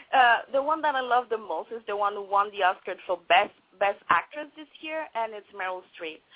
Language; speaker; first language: English; non-native, fluent; French